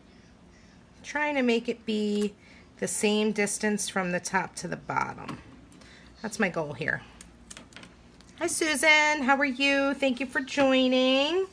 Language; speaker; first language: English; native; English